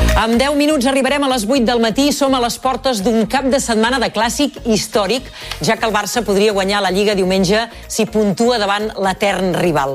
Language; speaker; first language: Catalan; native; Catalan